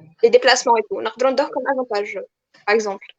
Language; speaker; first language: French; non-native, local second language; Arabic